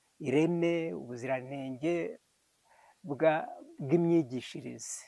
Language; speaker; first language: Kinyarwanda; early bilingual, heritage; Kinyarwanda